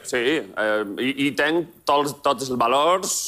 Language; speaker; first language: Catalan; non-native, local second language; Spanish